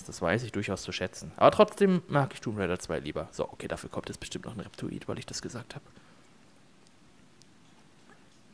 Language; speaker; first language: German; native; German